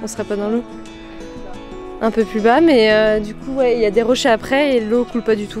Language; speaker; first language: French; native; French